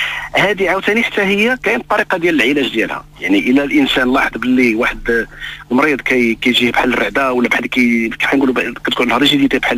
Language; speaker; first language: Arabic; native; Arabic